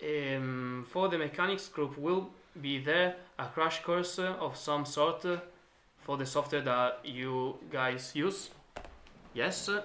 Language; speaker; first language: English; non-native, learner; Italian